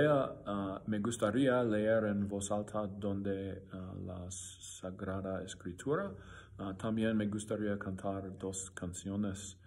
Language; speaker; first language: Spanish; non-native, learner; English